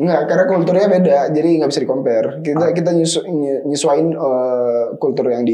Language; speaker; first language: Indonesian; native; Indonesian